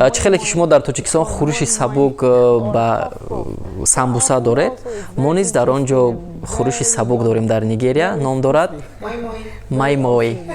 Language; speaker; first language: Persian; non-native, fluent; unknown